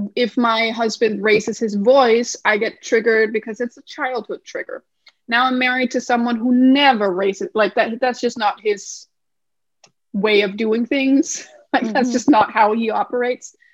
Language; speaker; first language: English; non-native, fluent; Danish